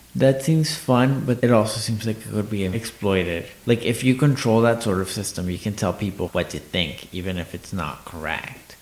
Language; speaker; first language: English; non-native, fluent; Spanish